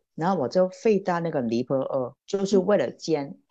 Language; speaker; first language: Chinese; non-native, local second language; Cantonese